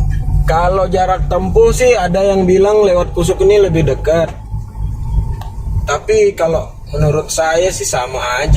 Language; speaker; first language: Indonesian; native; Indonesian